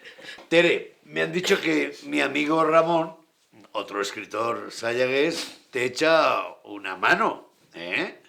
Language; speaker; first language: Spanish; native; Spanish